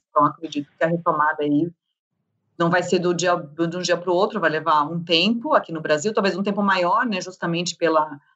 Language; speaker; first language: Portuguese; native; Portuguese